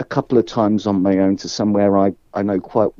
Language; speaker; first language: English; native; English